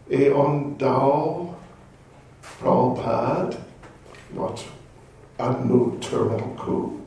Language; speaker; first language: Russian; non-native, learner; English